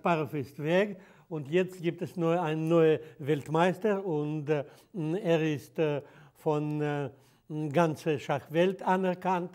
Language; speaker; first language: German; non-native, fluent; Russian